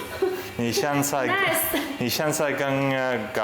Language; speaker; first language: Chinese; non-native, learner; English